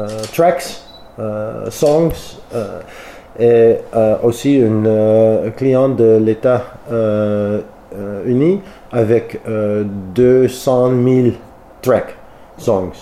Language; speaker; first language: French; non-native, learner; Dutch